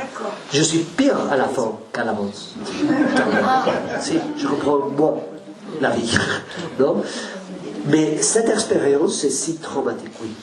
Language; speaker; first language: French; non-native, learner; Spanish